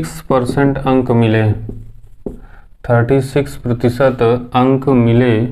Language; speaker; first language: Hindi; native; Hindi